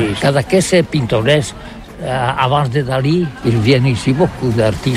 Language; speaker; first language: French; non-native, learner; Catalan